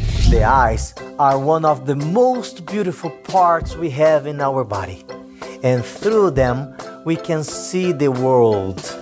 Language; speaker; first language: English; non-native, fluent; Portuguese